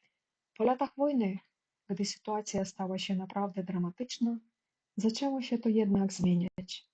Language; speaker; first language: Polish; non-native, fluent; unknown